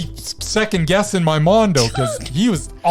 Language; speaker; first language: English; native; English